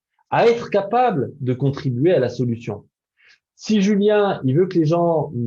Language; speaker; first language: French; native; French